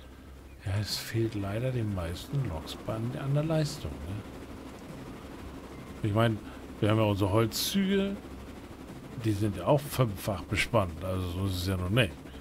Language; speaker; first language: German; native; German